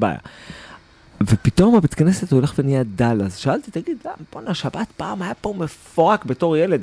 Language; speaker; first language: Hebrew; native; Hebrew